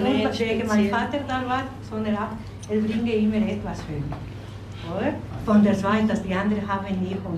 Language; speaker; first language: German; non-native, learner; Spanish